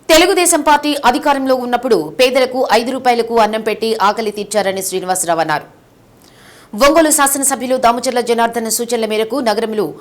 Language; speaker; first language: Telugu; native; Telugu